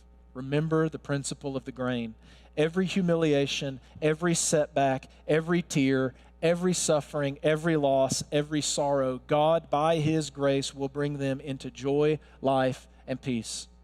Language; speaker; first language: English; native; English